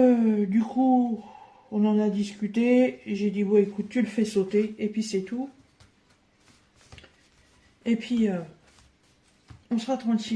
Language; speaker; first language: French; native; French